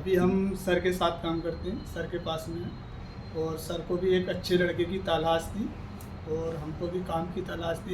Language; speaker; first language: Hindi; native; Hindi